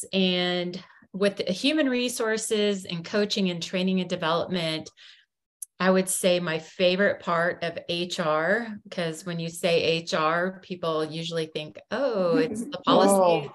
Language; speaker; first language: English; native; English